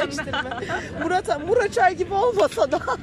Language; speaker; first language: Turkish; native; Turkish